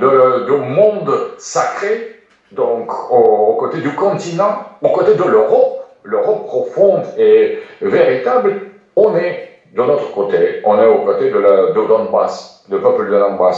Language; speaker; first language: French; non-native, fluent; Russian